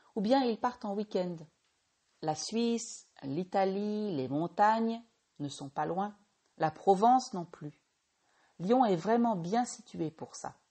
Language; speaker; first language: French; native; French